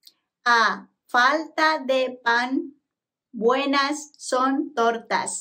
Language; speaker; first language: Spanish; non-native, learner; Japanese